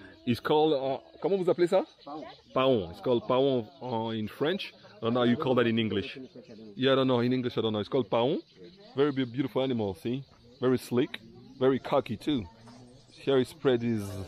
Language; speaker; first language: English; non-native, fluent; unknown